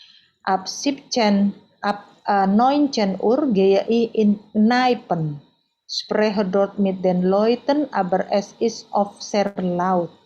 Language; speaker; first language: German; non-native, fluent; Indonesian